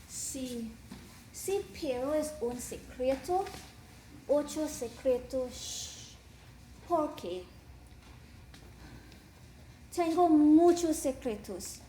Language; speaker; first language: Spanish; non-native, learner; English